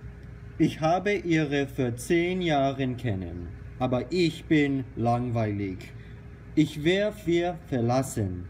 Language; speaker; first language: German; non-native, learner; English